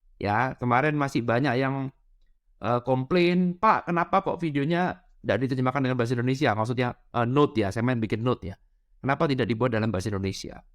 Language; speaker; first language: Indonesian; non-native, local second language; Madurese